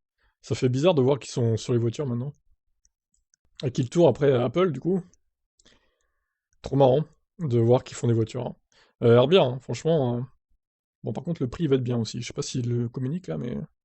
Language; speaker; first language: French; native; French